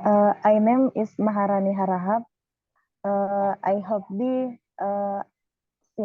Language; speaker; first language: English; non-native, learner; Indonesian